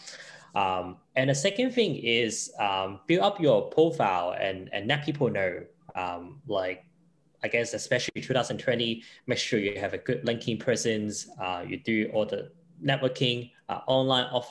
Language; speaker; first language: English; non-native, local second language; Cantonese